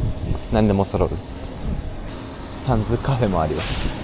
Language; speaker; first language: Japanese; native; Japanese